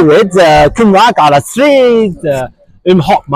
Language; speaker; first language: Welsh; non-native, learner; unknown